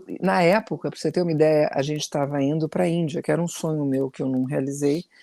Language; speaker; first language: Portuguese; native; Portuguese